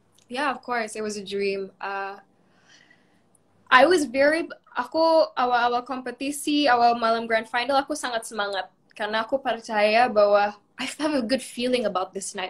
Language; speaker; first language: English; native; English